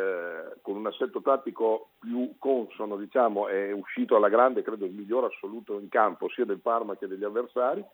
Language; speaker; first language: Italian; native; Italian